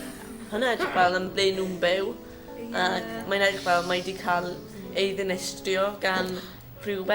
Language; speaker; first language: Welsh; non-native, local second language; English